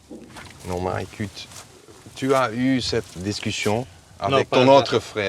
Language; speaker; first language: French; non-native, fluent; Dutch